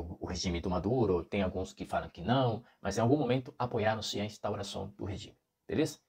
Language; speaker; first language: Portuguese; non-native, fluent; Spanish